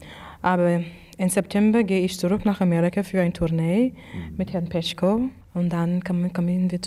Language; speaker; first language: German; non-native, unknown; English